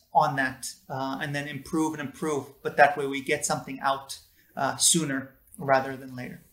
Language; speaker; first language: English; non-native, fluent; Hebrew